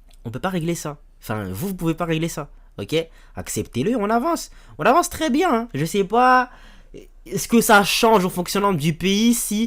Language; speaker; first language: French; native; French